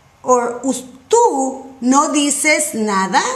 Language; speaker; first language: Spanish; non-native, fluent; English